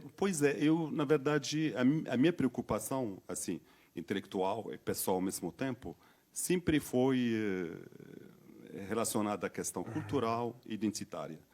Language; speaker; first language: Portuguese; non-native, fluent; Berber languages